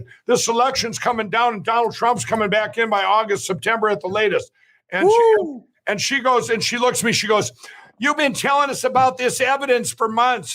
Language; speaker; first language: English; native; English